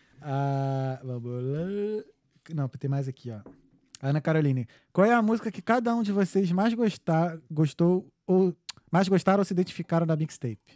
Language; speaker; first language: Portuguese; native; Portuguese